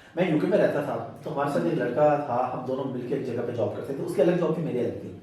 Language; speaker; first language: Urdu; non-native, local second language; Punjabi